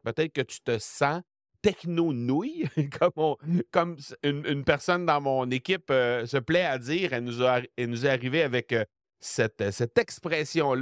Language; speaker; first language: French; native; French